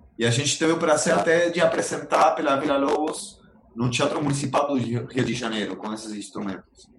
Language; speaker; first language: Portuguese; non-native, fluent; Spanish